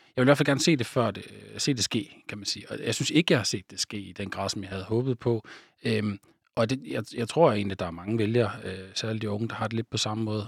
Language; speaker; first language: Danish; native; Danish